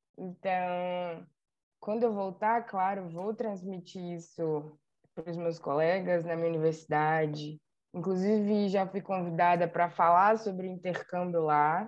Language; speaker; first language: Portuguese; native; Portuguese